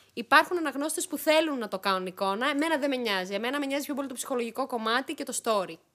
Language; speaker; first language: Greek; early bilingual, other home language; Armenian